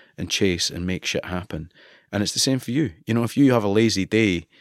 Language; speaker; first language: English; native; English